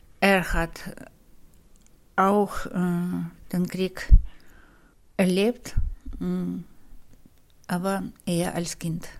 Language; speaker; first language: German; non-native, fluent; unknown